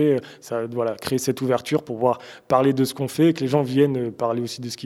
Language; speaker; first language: French; native; French